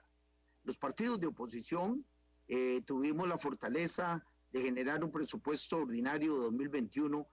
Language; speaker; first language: Spanish; native; Spanish